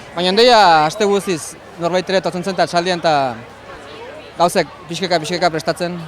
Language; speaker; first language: Basque; native; Basque